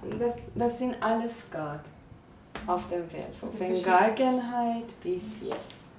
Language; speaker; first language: German; non-native, learner; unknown